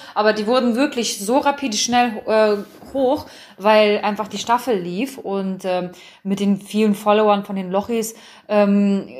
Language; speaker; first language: German; native; German